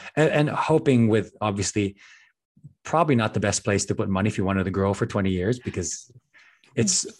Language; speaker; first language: English; non-native, local second language; Filipino